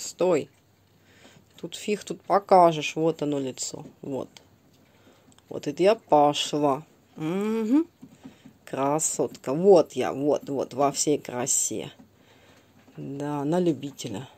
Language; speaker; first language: Russian; native; Russian